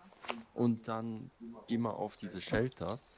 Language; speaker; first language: German; native; German